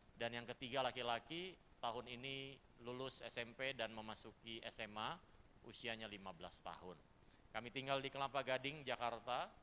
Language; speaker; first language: Indonesian; native; Indonesian